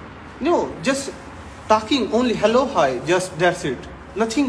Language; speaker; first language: English; non-native, learner; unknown